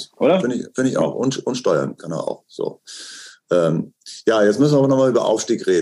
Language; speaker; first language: German; native; German